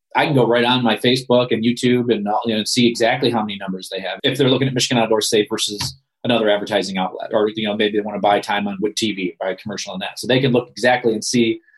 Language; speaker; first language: English; native; English